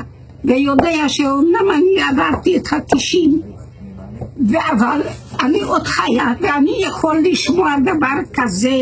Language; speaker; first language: Hebrew; non-native, learner; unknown